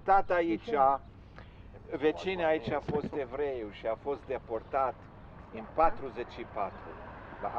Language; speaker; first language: Romanian; non-native, local second language; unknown